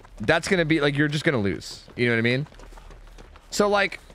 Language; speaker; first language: English; native; English